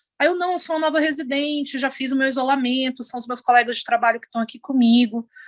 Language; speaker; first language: Portuguese; native; Portuguese